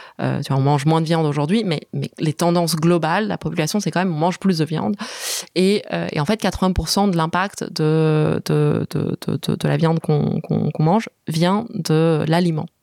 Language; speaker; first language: French; early bilingual, other home language; Chinese